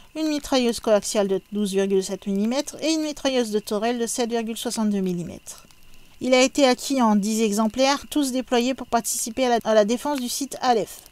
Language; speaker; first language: French; native; French